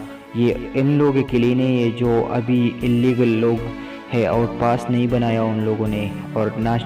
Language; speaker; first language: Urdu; non-native, local second language; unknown